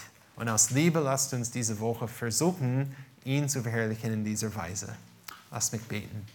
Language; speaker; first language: German; non-native, fluent; English